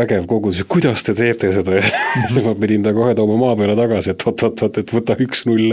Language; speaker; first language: Estonian; native; Estonian